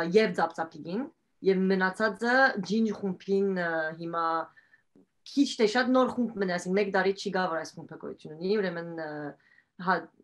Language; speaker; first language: Armenian; early bilingual, heritage; Armenian